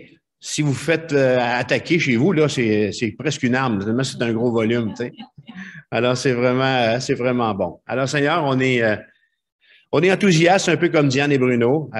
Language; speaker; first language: French; native; French